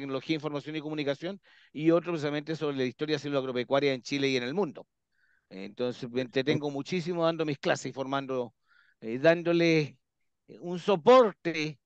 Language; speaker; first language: Spanish; native; Spanish